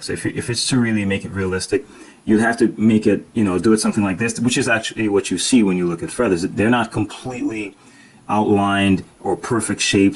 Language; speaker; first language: English; native; English